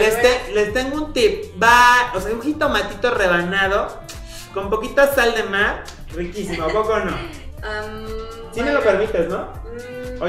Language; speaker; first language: Spanish; native; Spanish